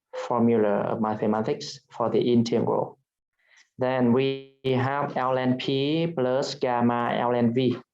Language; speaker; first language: English; non-native, fluent; Vietnamese